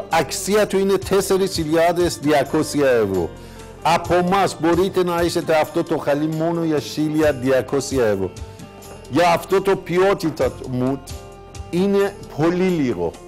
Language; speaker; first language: Greek; non-native, fluent; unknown